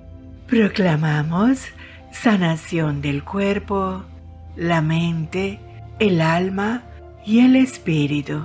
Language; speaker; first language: Spanish; native; Spanish